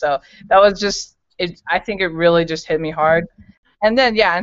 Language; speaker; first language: English; native; English